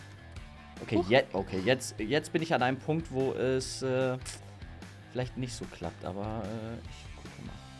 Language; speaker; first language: German; native; German